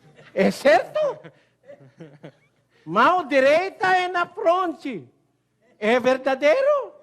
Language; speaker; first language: Portuguese; non-native, learner; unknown